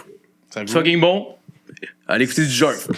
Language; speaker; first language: French; native; French